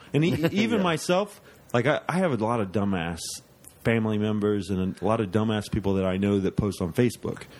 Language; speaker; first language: English; native; English